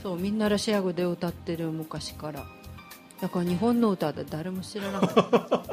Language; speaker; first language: Japanese; non-native, fluent; Russian